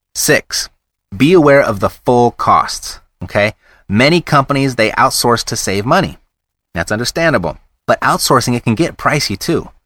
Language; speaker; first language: English; native; English